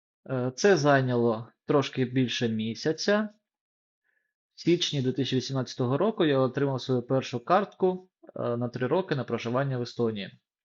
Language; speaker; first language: Ukrainian; non-native, local second language; Russian